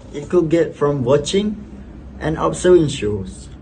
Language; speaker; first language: English; non-native, local second language; Malay